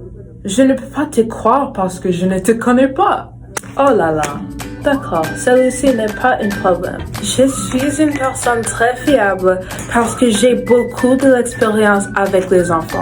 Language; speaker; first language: French; non-native, learner; English